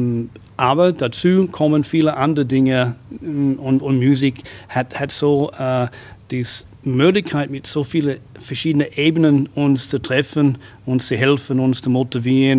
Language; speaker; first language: German; non-native, fluent; English